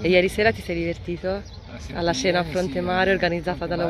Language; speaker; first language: Italian; native; Italian